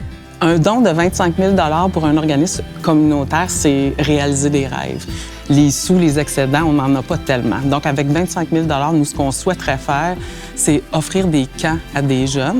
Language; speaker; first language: French; native; French